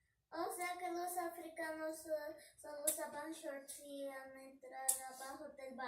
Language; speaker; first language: Spanish; non-native, learner; Portuguese